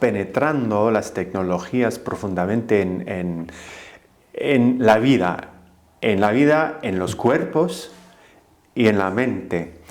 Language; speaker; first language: Spanish; non-native, fluent; English